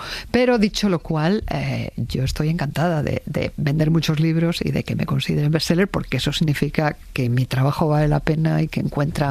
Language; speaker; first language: Spanish; native; Spanish